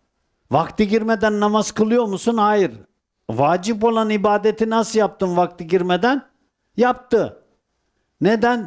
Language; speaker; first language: Turkish; native; Turkish